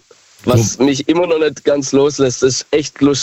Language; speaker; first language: German; native; German